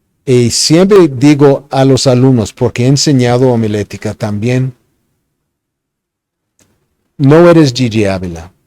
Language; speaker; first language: Spanish; non-native, fluent; English